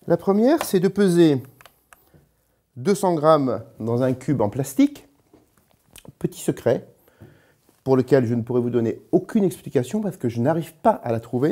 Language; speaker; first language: French; native; French